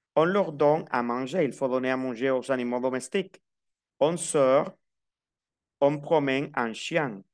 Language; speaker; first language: Spanish; native; Spanish